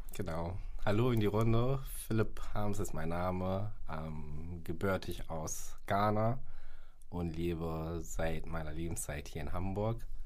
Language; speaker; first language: German; early bilingual, other home language; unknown